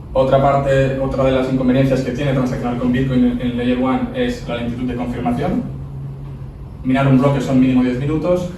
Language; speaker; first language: Spanish; native; Spanish